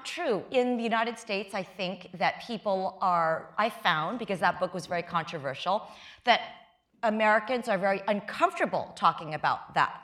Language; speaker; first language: English; early bilingual, other home language; Chinese